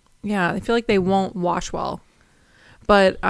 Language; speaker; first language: English; native; English